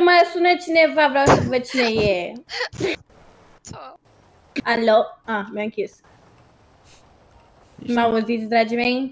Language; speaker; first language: Romanian; native; Romanian